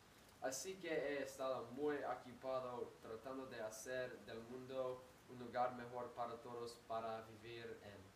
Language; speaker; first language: Spanish; non-native, learner; English